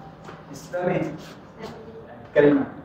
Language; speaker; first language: Arabic; non-native, learner; Malay